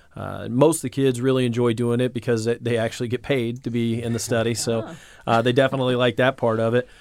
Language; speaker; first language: English; native; English